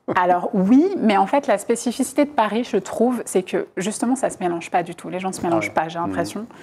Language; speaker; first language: French; native; French